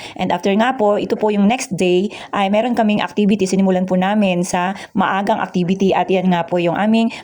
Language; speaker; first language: Filipino; native; Filipino